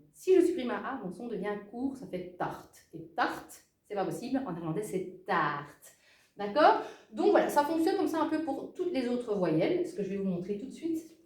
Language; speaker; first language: French; native; French